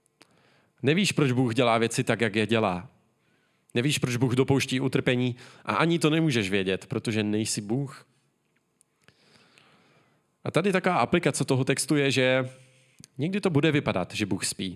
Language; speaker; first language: Czech; native; Czech